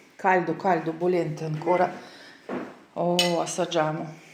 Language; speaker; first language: Italian; non-native, learner; Ukrainian